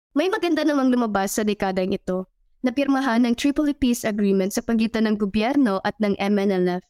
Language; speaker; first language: Filipino; native; Filipino